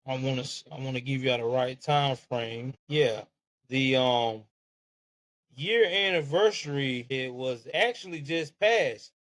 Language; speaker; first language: English; native; English